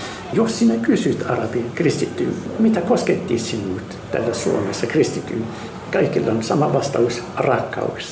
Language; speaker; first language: Finnish; non-native, learner; Arabic